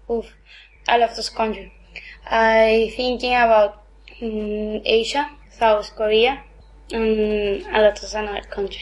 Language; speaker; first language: English; non-native, learner; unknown